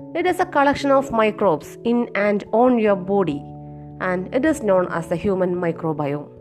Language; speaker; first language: English; non-native, local second language; Malayalam